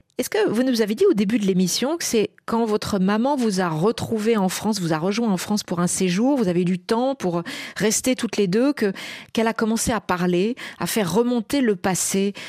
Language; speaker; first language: French; native; French